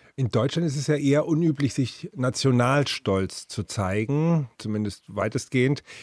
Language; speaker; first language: German; native; German